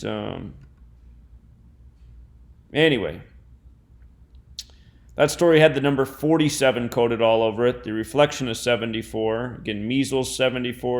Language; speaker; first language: English; native; English